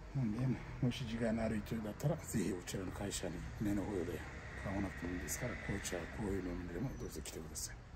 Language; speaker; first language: Japanese; non-native, fluent; Turkish